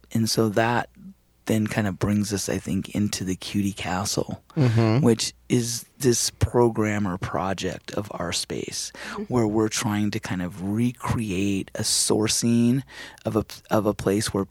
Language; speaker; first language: English; native; English